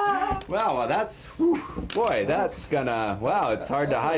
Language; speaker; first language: English; native; English